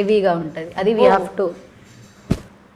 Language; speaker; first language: Telugu; non-native, learner; Malayalam